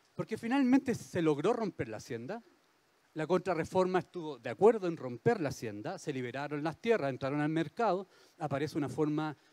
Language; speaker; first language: Spanish; native; Spanish